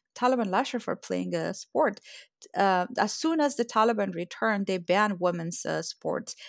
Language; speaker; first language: English; non-native, fluent; Persian